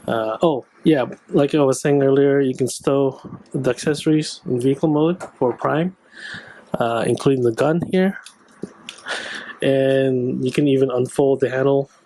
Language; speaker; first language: English; native; English